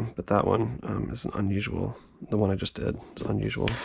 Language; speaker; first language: English; native; English